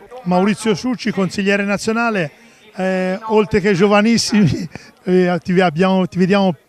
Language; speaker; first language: Italian; native; Italian